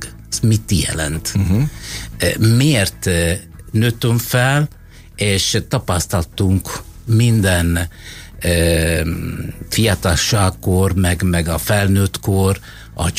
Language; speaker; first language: Hungarian; non-native, fluent; Italian